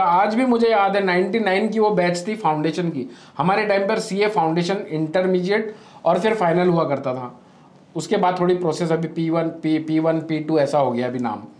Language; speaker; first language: Hindi; native; Hindi